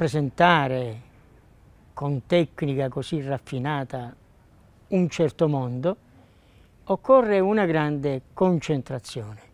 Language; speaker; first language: Italian; native; Italian